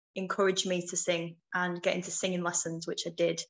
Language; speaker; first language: English; native; English